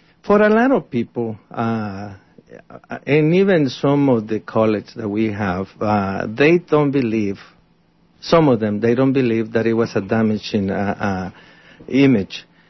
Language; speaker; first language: English; non-native, fluent; Spanish